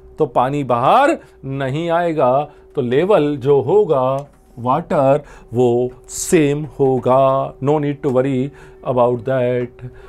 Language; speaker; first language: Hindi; non-native, local second language; Gujarati